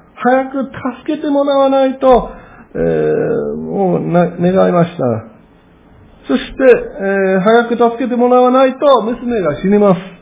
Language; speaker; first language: Japanese; non-native, fluent; English